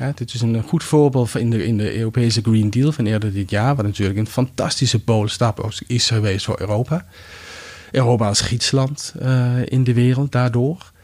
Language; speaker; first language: Dutch; non-native, fluent; Danish